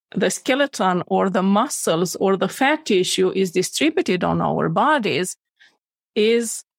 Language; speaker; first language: English; non-native, fluent; Romanian